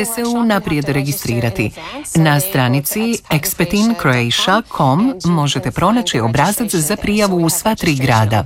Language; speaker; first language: Croatian; non-native, fluent; English